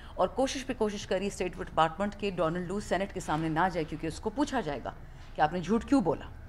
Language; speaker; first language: Urdu; non-native, local second language; Pashto